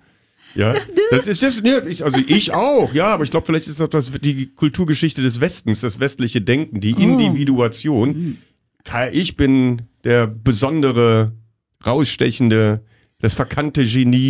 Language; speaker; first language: German; native; German